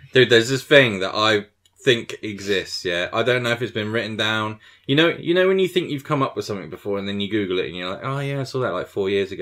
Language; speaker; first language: English; native; English